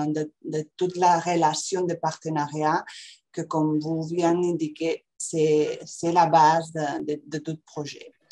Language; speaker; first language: French; non-native, fluent; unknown